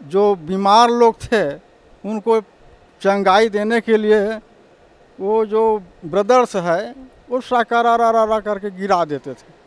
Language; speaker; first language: Hindi; native; Hindi